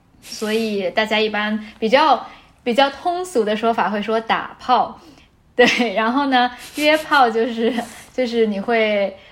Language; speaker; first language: Chinese; native; Chinese